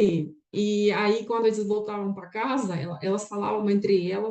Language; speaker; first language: Portuguese; non-native, fluent; Russian